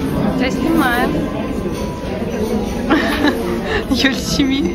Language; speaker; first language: Korean; non-native, learner; Russian